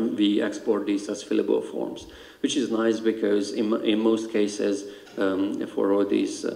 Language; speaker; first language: English; non-native, fluent; Hungarian